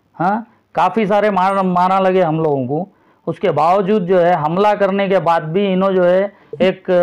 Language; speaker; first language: Hindi; non-native, local second language; Urdu